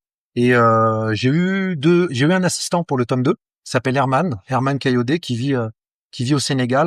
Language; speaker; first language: French; native; French